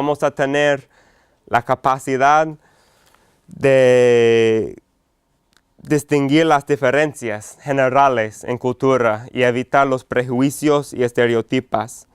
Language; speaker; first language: Spanish; non-native, fluent; English